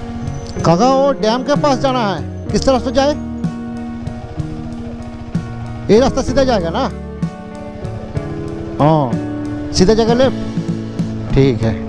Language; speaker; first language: Hindi; non-native, local second language; Bangla